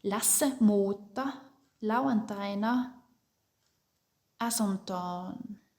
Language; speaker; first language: Finnish; non-native, fluent; German